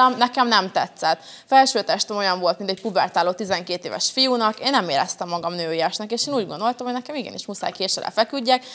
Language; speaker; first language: Hungarian; early bilingual, other home language; Serbian